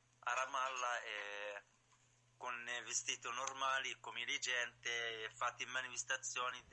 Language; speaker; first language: Italian; non-native, learner; Arabic